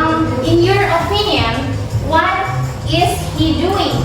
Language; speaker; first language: English; non-native, learner; Indonesian